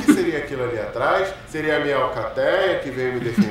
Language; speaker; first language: Portuguese; native; Portuguese